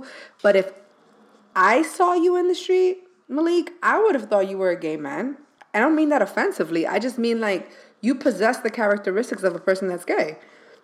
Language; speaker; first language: English; native; English